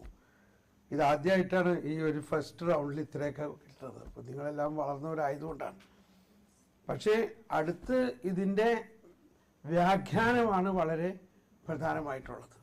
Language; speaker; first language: Malayalam; native; Malayalam